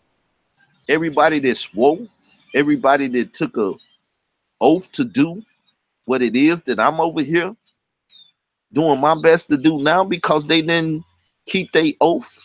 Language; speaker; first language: English; native; English